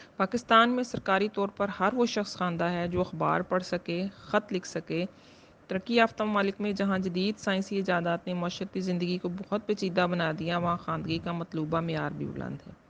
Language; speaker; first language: Urdu; non-native, local second language; Punjabi